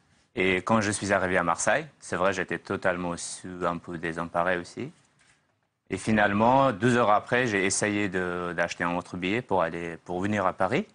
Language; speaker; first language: French; non-native, learner; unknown